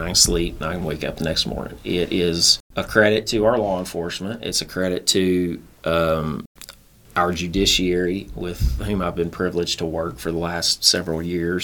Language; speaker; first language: English; native; English